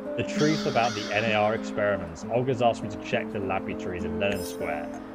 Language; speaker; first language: English; native; English